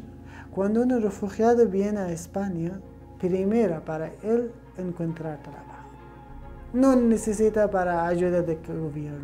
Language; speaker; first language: Spanish; non-native, learner; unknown